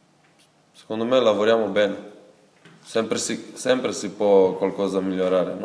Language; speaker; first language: Italian; non-native, fluent; Serbian